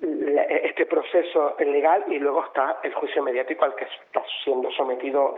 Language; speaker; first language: Spanish; native; Spanish